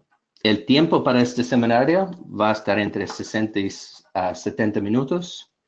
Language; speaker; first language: Spanish; non-native, fluent; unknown